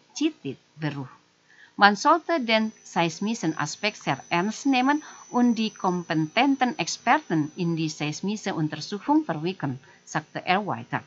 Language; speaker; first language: German; non-native, fluent; Indonesian